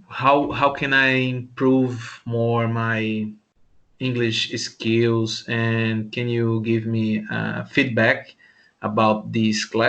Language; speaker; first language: English; non-native, learner; Portuguese